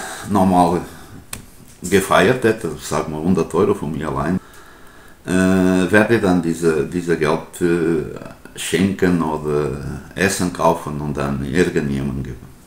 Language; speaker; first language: German; non-native, learner; Portuguese